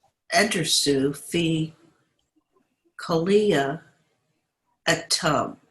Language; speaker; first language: Arabic; non-native, learner; English